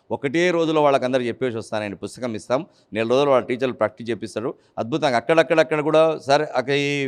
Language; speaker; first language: Telugu; native; Telugu